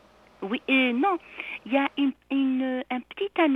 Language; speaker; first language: French; non-native, local second language; Arabic